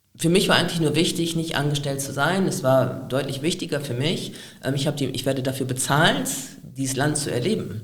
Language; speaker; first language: German; native; German